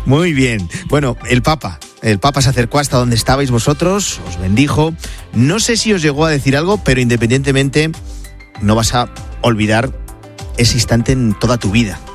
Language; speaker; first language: Spanish; native; Spanish